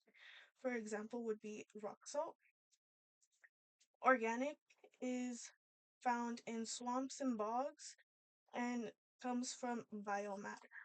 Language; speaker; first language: English; native; English